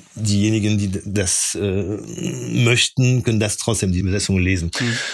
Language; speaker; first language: German; non-native, fluent; French